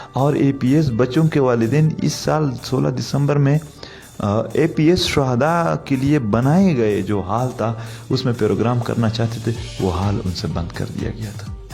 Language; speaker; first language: Urdu; non-native, local second language; Pashto